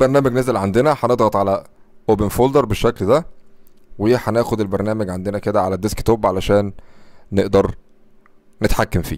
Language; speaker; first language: Arabic; native; Arabic